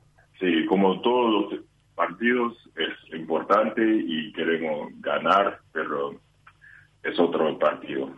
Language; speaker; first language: Spanish; non-native, learner; English